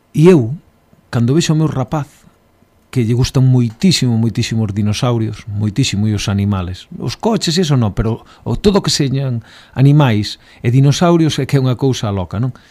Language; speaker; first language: Galician; native; Galician